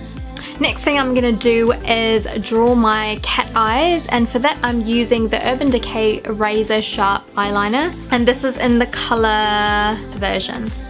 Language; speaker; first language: English; early bilingual, other home language; Sinhala